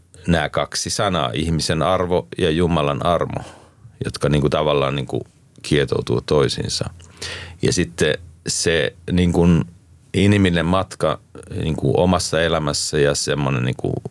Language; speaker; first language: Finnish; native; Finnish